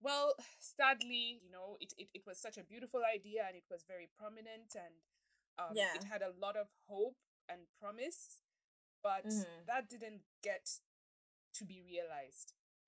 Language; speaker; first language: English; non-native, local second language; Ganda